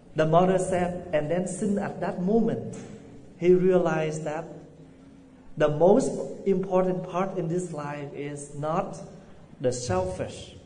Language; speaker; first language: English; non-native, fluent; Vietnamese